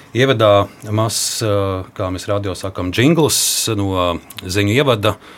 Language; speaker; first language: Latvian; native; Latvian